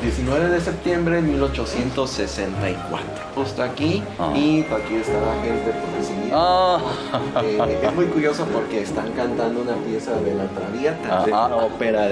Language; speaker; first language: Spanish; native; Spanish